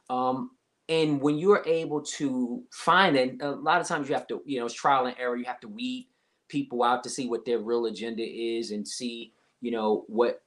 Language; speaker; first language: English; native; English